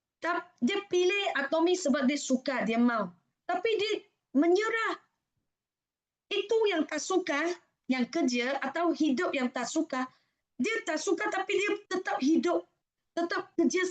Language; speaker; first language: Indonesian; non-native, fluent; Malay